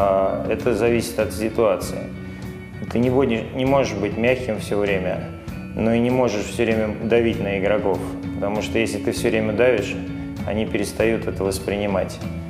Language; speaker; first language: Russian; native; Russian